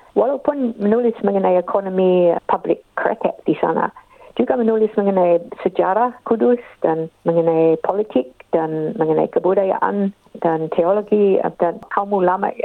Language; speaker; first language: Indonesian; non-native, fluent; English